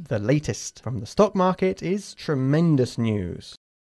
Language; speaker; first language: English; native; English